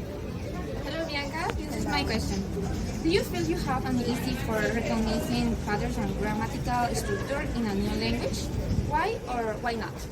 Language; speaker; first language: English; non-native, learner; Spanish